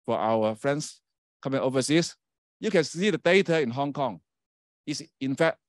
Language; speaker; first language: English; non-native, local second language; Chinese